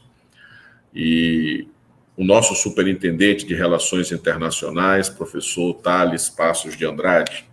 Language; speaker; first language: Portuguese; native; Portuguese